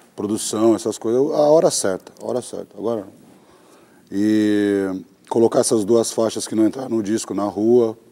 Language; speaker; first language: Portuguese; native; Portuguese